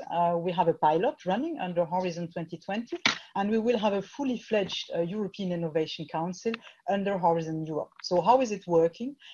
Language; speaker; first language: English; non-native, fluent; French